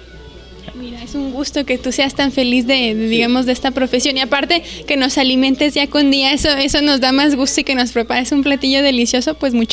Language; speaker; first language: Spanish; native; Spanish